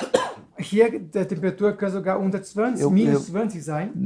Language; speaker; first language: German; non-native, learner; Portuguese